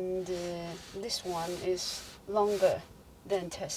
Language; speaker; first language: English; non-native, fluent; Chinese